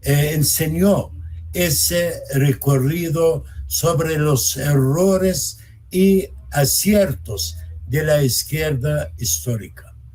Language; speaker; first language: Spanish; non-native, fluent; Arabic